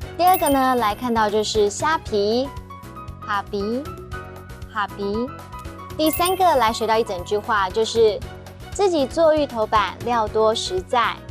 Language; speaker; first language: Chinese; native; Chinese